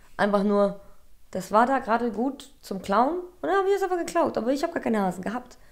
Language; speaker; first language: German; early bilingual, other home language; Polish